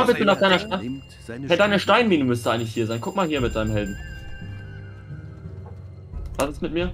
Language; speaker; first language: German; native; German